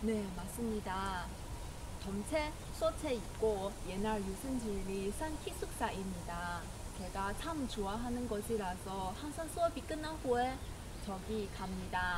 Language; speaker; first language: Korean; non-native, learner; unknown